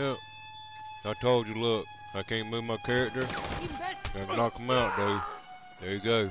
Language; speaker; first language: English; native; English